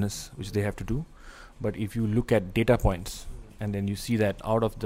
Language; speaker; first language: English; non-native, local second language; Malayalam